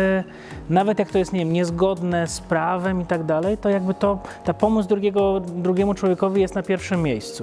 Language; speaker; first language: Polish; native; Polish